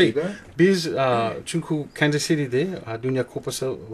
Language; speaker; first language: Turkish; non-native, learner; English